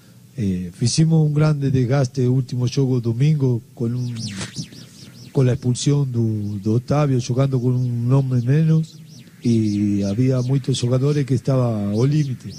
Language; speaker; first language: Portuguese; non-native, learner; Spanish